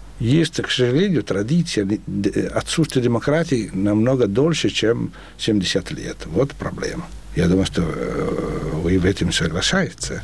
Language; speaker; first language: Russian; non-native, fluent; Italian